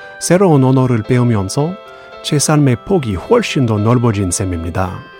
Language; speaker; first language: Korean; non-native, fluent; English